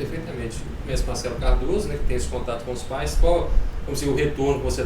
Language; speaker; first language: Portuguese; native; Portuguese